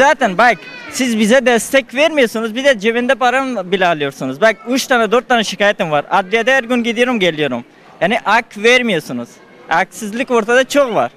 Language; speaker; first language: Turkish; non-native, learner; Persian